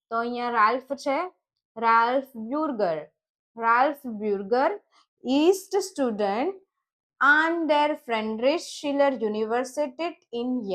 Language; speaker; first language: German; non-native, learner; Gujarati